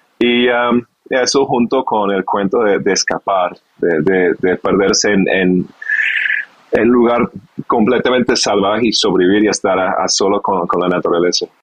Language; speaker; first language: Spanish; non-native, fluent; English